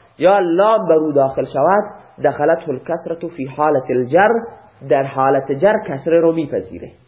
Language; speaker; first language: Persian; non-native, local second language; Baluchi